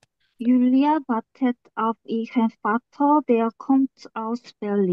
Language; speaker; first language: German; non-native, learner; Korean